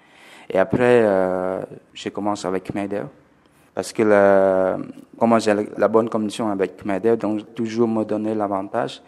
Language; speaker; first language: French; non-native, fluent; Khmer